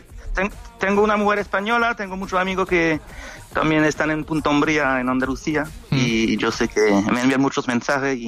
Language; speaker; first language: Spanish; non-native, fluent; French